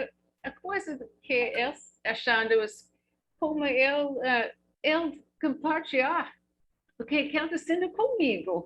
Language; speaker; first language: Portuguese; non-native, learner; English